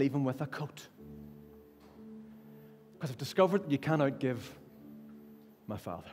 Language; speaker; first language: English; native; English